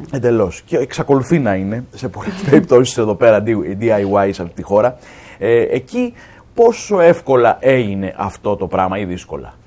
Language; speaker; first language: Greek; native; Greek